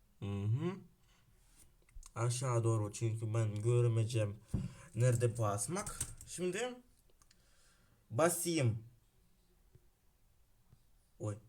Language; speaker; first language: Turkish; non-native, learner; Ukrainian